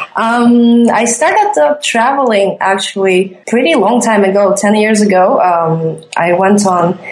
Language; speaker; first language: English; non-native, fluent; Latvian